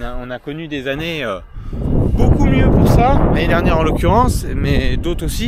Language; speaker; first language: French; native; French